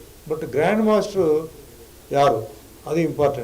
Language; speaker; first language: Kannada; non-native, local second language; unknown